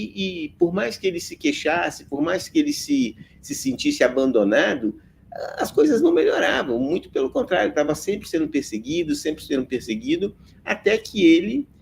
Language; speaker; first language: Portuguese; native; Portuguese